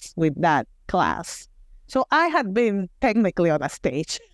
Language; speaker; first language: English; non-native, fluent; Spanish